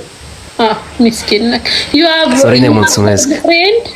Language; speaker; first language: English; non-native, learner; Amharic